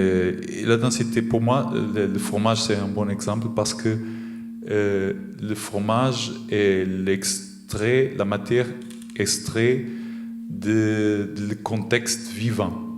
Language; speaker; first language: French; non-native, fluent; Portuguese